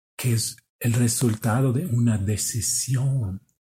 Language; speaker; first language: Spanish; non-native, fluent; German